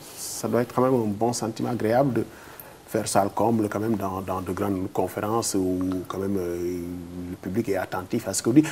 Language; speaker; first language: French; non-native, local second language; Wolof